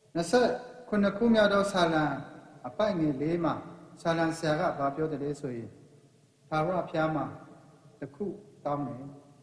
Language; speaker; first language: Burmese; non-native, local second language; Kachin